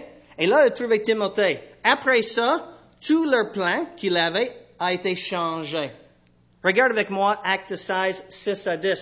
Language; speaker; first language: French; non-native, fluent; English